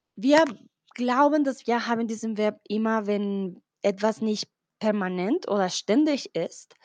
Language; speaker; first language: German; non-native, fluent; Spanish